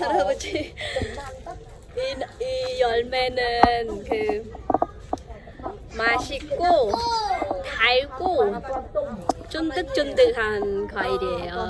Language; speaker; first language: Korean; non-native, learner; Khmer